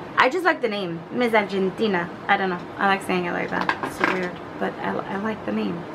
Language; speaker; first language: English; native; English